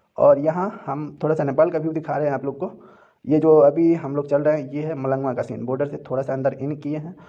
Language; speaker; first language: Hindi; native; Hindi